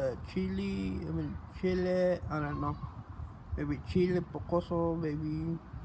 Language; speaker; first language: English; non-native, learner; Spanish